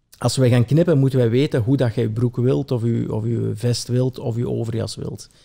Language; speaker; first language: Dutch; early bilingual, other home language; Italian